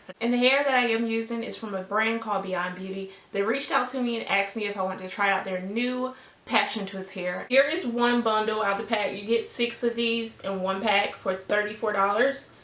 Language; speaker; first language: English; native; English